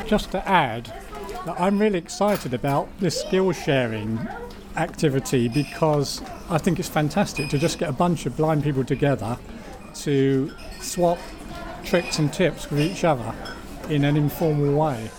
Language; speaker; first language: English; native; English